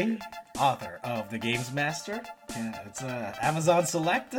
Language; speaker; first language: English; non-native, local second language; Filipino